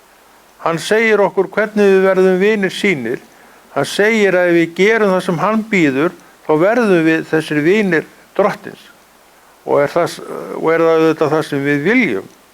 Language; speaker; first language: Icelandic; native; Icelandic